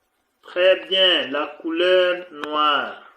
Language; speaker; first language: French; non-native, fluent; Kinyarwanda